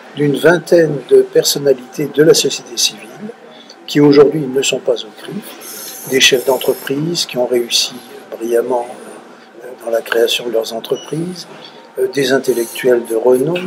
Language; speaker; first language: French; native; French